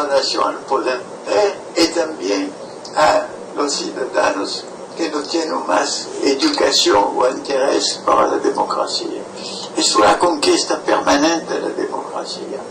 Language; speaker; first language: Spanish; non-native, fluent; French